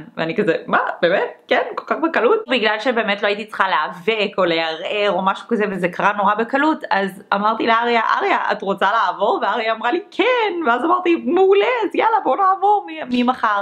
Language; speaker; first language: Hebrew; early bilingual, other home language; English